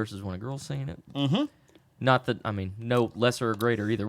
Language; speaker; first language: English; native; English